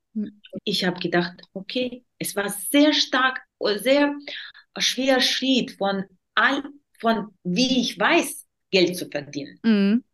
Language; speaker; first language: German; non-native, learner; Russian